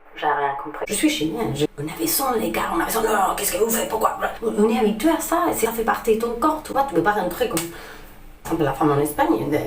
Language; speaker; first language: French; non-native, fluent; Spanish